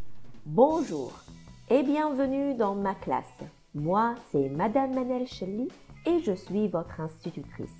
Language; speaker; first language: French; non-native, local second language; Arabic